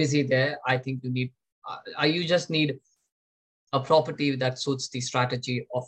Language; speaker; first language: English; non-native, local second language; Hindi